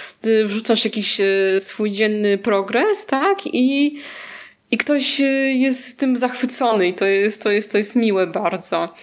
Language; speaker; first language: Polish; native; Polish